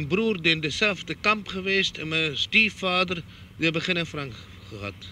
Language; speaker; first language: Dutch; non-native, local second language; Romany